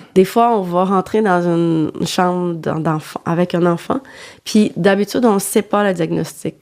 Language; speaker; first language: French; non-native, fluent; Portuguese